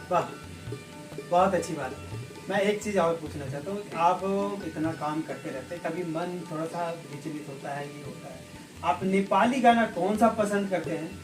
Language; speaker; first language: Hindi; native; Hindi